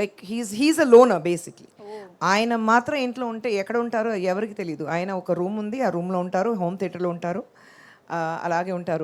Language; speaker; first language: Telugu; non-native, fluent; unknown